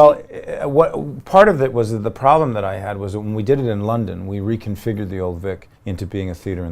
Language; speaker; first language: English; native; English